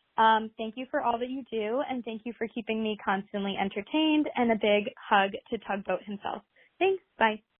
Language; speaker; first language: English; native; English